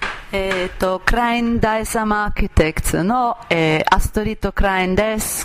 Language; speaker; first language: Japanese; non-native, fluent; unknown